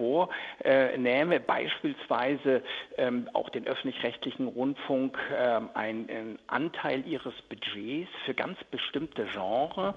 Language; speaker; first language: German; native; German